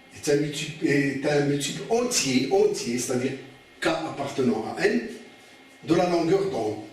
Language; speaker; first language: French; non-native, local second language; Arabic